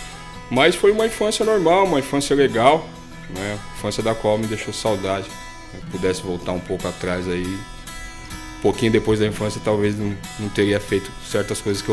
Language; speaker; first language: Portuguese; native; Portuguese